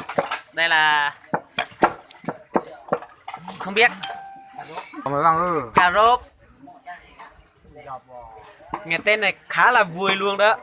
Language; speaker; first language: Vietnamese; non-native, local second language; Hmong